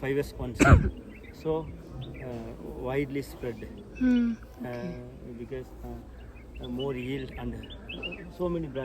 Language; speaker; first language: English; non-native, learner; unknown